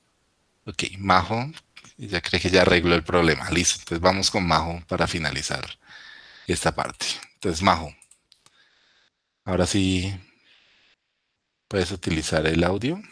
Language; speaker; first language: Spanish; native; Spanish